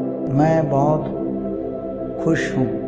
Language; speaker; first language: Hindi; non-native, local second language; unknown